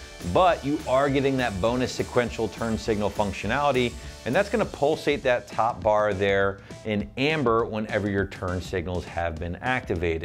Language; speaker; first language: English; native; English